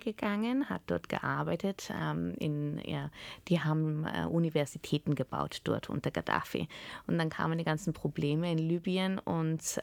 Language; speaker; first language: German; native; German